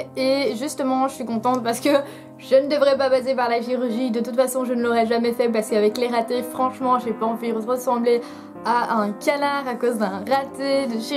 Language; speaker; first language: French; native; French